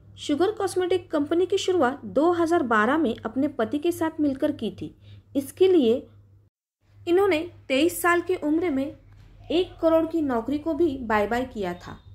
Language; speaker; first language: Hindi; non-native, local second language; Marathi